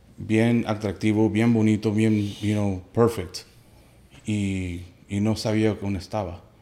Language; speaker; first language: Spanish; early bilingual, heritage; Spanish